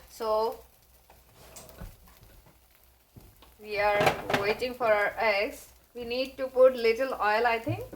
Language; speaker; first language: English; non-native, learner; Hindi